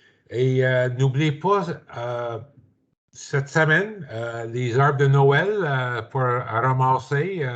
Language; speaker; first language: French; non-native, learner; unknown